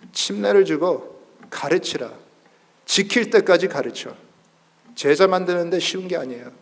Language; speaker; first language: Korean; early bilingual, heritage; Korean